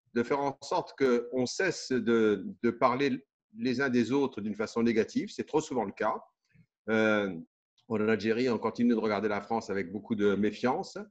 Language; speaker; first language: French; early bilingual, other home language; Kabyle